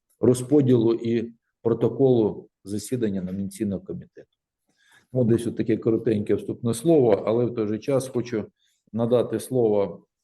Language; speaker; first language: Ukrainian; native; Ukrainian